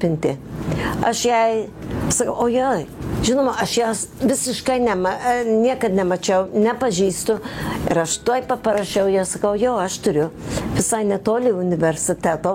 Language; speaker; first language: Lithuanian; early bilingual, heritage; Lithuanian